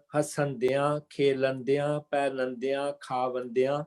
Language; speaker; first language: Hindi; non-native, local second language; Punjabi